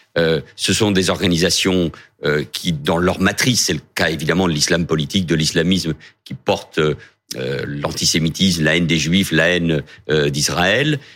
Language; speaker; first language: French; early bilingual, other home language; Catalan